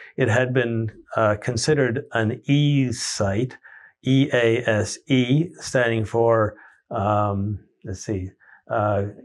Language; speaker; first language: English; native; English